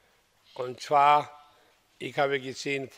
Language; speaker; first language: German; non-native, learner; Hindi